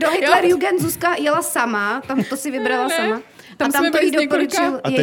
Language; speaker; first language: Czech; native; Czech